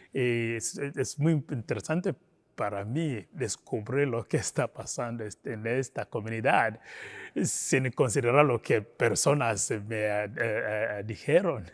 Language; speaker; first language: Spanish; non-native, fluent; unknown